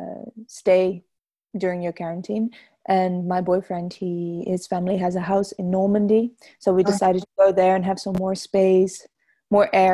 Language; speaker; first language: English; non-native, fluent; Dutch